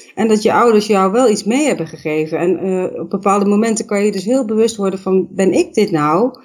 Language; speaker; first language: Dutch; native; Dutch